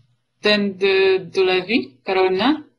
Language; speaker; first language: Greek; non-native, learner; Polish